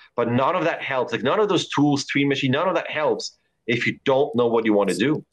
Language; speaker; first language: English; non-native, fluent; German